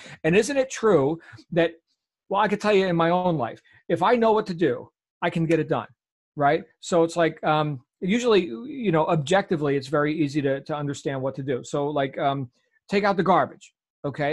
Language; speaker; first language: English; native; English